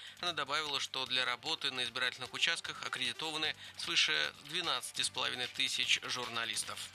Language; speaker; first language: Russian; native; Russian